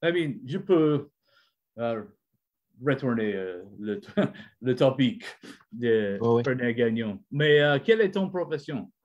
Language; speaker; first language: French; non-native, learner; English